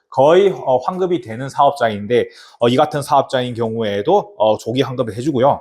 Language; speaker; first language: Korean; native; Korean